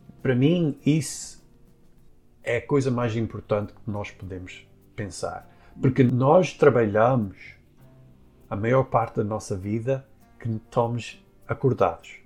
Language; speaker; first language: Portuguese; early bilingual, heritage; Portuguese